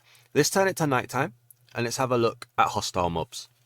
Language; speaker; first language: English; native; English